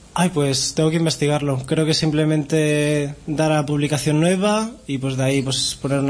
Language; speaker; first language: Spanish; native; Spanish